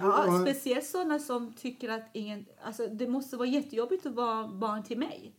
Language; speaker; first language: Swedish; non-native, fluent; Persian